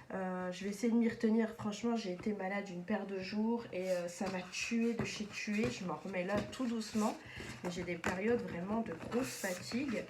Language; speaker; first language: French; native; French